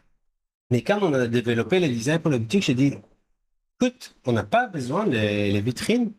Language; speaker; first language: French; non-native, fluent; Hebrew